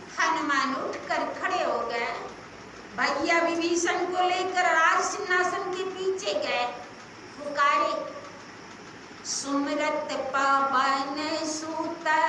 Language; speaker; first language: Hindi; native; Hindi